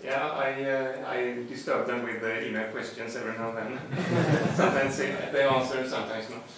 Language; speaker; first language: English; non-native, fluent; Swedish